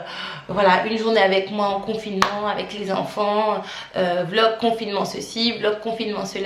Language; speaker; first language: French; native; French